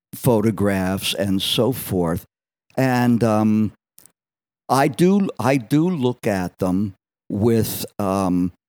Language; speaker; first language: English; native; English